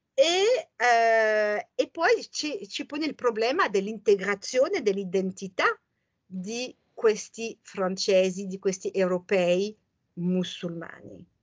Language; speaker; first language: Italian; non-native, fluent; French